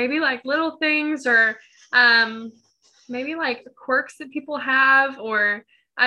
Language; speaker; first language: English; native; English